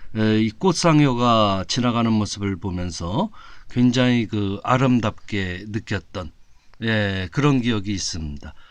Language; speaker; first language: Korean; native; Korean